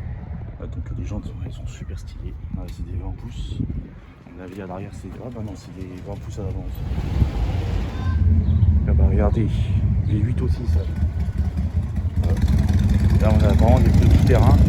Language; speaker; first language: French; native; French